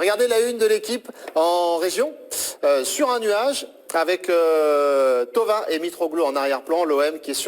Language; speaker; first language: French; native; French